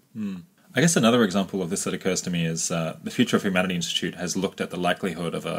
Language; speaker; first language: English; native; English